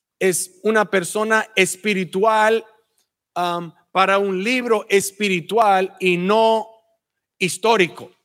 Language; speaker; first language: Spanish; early bilingual, heritage; Spanish